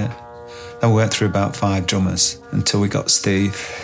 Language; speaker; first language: English; native; English